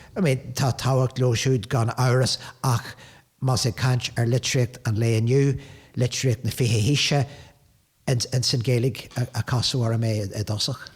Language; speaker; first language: Irish; non-native, local second language; English